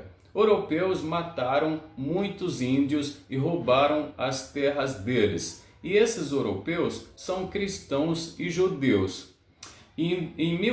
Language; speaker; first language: Portuguese; non-native, learner; Arabic